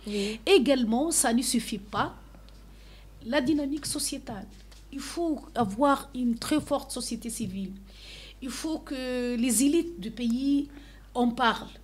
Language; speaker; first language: French; non-native, local second language; Arabic